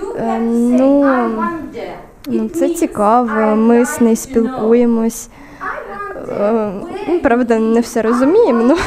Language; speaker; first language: Ukrainian; non-native, local second language; Russian